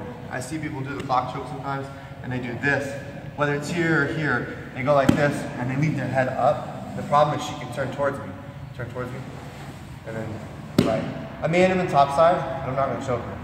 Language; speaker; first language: English; native; English